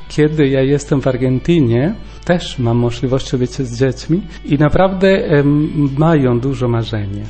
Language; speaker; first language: Polish; non-native, learner; Spanish